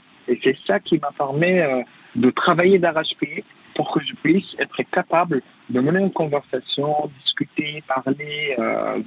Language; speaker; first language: French; non-native, fluent; Arabic